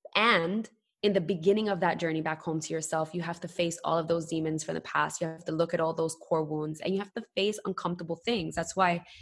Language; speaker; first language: English; native; English